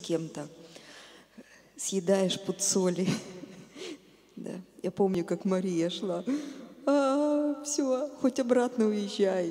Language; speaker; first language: Russian; native; Russian